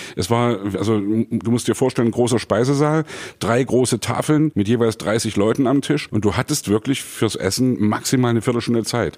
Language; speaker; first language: German; native; German